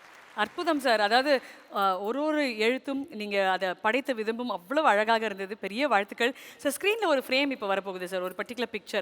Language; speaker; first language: Tamil; native; Tamil